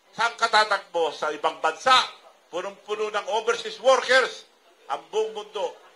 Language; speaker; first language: Filipino; non-native, local second language; Iloko